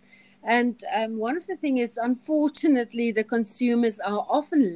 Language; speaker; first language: English; non-native, local second language; Afrikaans